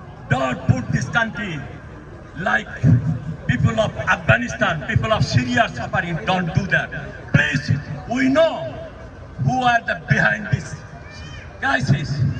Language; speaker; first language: English; non-native, local second language; Bangla